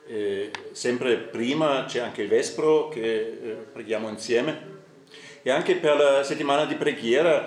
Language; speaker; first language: Italian; non-native, fluent; German